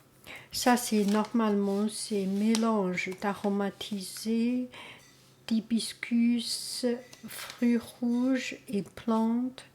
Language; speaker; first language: French; non-native, learner; Chinese